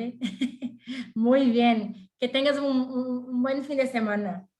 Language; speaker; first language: Spanish; non-native, fluent; Portuguese